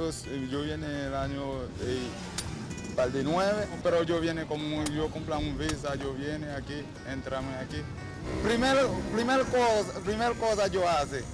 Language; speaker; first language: Spanish; non-native, learner; Haitian Creole